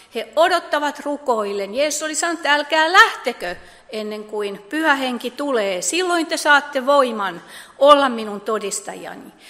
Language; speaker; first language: Finnish; native; Finnish